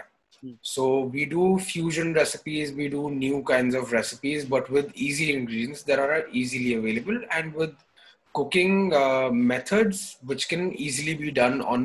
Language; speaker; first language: English; non-native, local second language; Hindi